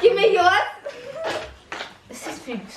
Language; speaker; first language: German; early bilingual, other home language; Filipino